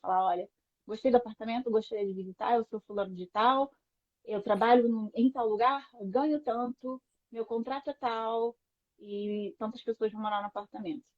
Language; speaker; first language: Portuguese; native; Portuguese